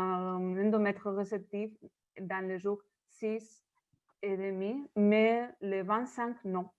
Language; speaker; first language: French; non-native, fluent; Spanish